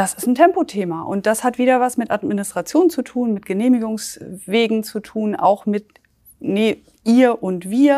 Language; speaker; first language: German; native; German